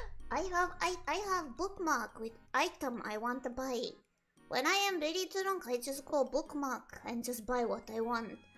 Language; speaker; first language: English; non-native, learner; Japanese